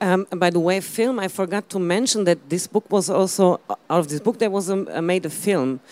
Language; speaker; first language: English; non-native, fluent; German